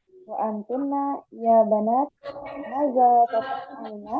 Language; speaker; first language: Arabic; non-native, learner; Indonesian